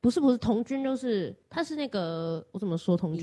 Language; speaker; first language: Chinese; native; Chinese